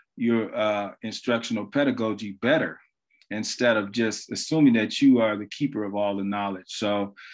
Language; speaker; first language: English; native; English